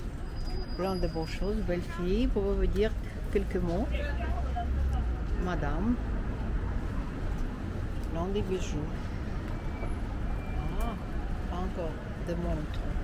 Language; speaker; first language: French; non-native, fluent; Russian